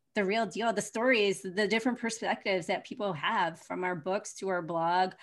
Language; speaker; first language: English; early bilingual, other home language; Hindi